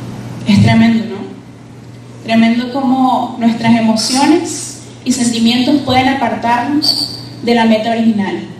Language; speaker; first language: Spanish; native; Spanish